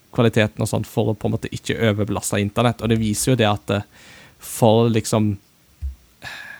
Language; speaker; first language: Norwegian; early bilingual, other home language; Japanese